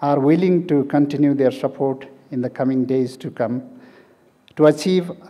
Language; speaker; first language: English; non-native, local second language; Nepali